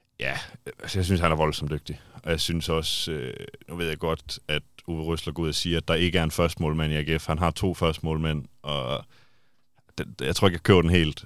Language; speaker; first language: Danish; native; Danish